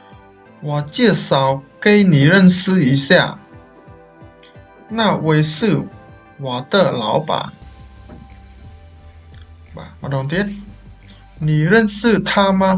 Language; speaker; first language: Chinese; non-native, fluent; Khmer